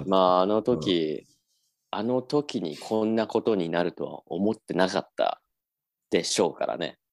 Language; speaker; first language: Japanese; native; Japanese